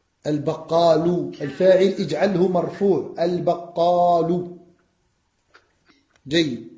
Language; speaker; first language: Arabic; non-native, fluent; French